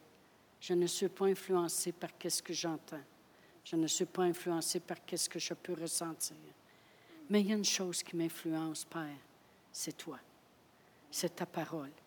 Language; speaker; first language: French; native; French